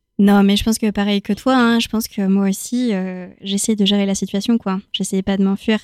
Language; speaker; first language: French; non-native, fluent; Spanish